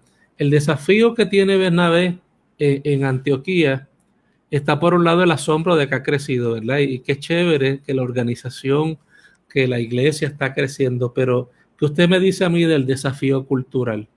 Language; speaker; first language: Spanish; native; Spanish